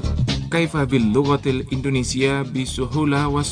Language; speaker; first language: Arabic; non-native, fluent; Indonesian